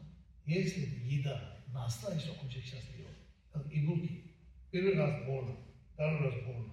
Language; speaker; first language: Russian; non-native, learner; Tibetan